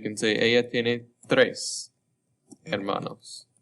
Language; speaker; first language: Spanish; non-native, fluent; English